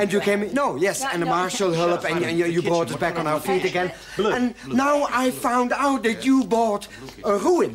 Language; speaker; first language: English; non-native, fluent; Dutch